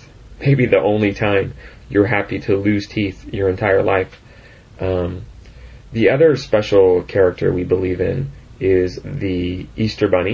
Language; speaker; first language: English; native; English